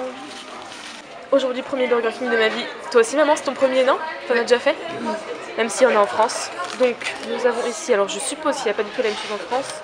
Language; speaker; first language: French; native; French